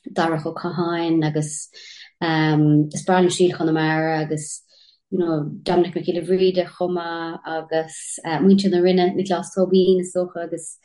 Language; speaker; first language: Irish; native; Irish